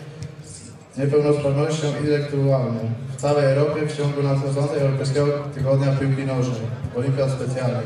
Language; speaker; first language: Polish; native; Polish